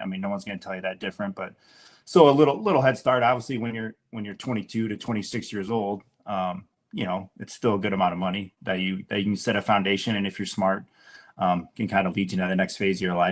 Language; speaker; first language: English; native; English